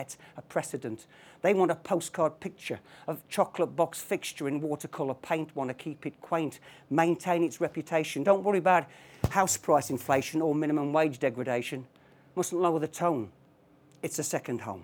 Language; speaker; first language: English; native; English